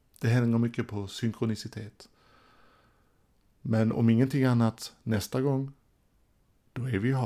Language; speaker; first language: Swedish; native; Swedish